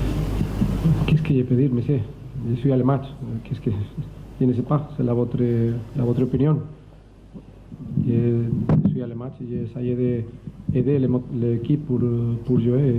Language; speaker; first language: French; non-native, learner; Spanish